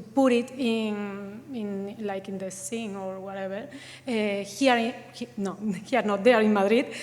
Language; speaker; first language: English; non-native, fluent; Spanish